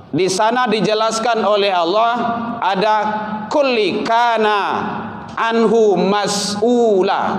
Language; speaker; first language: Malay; non-native, local second language; Minangkabau